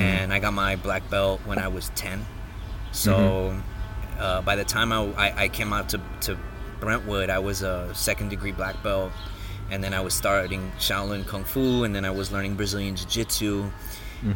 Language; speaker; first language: English; native; English